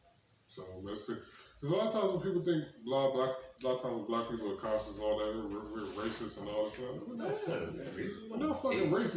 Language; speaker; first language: English; native; English